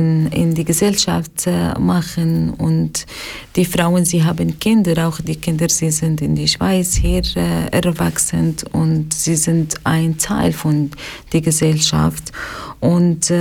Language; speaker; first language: German; non-native, learner; Arabic